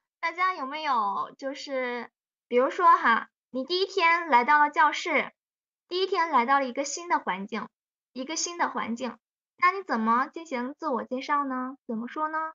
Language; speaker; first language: Chinese; native; Chinese